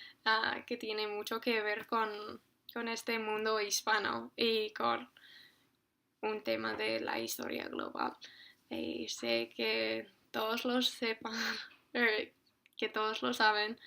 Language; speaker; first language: Spanish; non-native, fluent; English